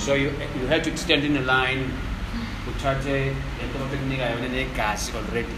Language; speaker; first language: English; non-native, local second language; Zulu